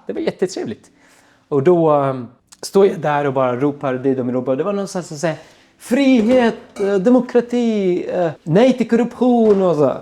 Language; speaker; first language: Swedish; non-native, fluent; Arabic